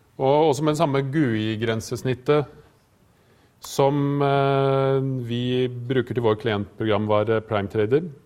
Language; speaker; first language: Norwegian; native; Norwegian